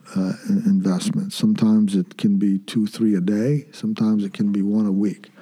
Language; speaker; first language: English; early bilingual, other home language; Arabic